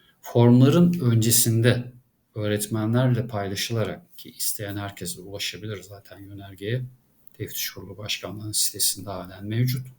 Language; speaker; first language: Turkish; native; Turkish